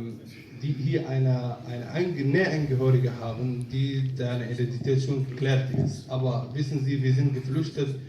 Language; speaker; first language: German; non-native, fluent; Somali